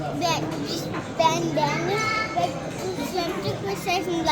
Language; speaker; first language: Turkish; early bilingual, heritage; Turkish